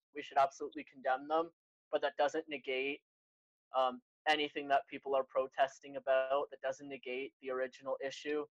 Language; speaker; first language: English; native; English